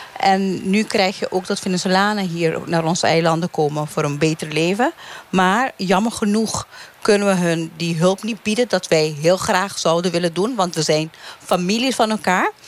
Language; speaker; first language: Dutch; non-native, local second language; Papiamento